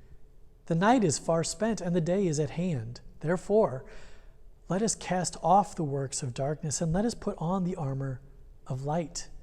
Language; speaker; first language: English; native; English